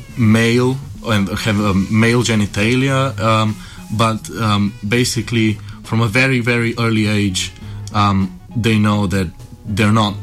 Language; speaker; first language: English; non-native, fluent; Slovenian